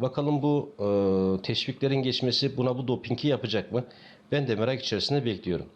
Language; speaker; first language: Turkish; native; Turkish